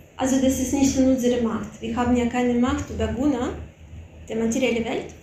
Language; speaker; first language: German; non-native, fluent; Russian